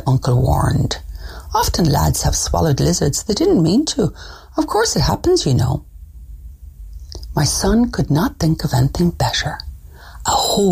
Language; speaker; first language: English; native; English